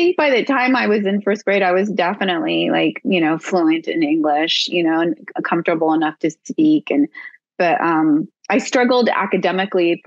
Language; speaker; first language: English; early bilingual, other home language; Spanish